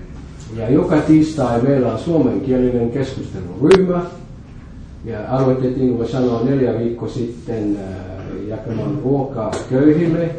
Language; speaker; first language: Finnish; non-native, fluent; French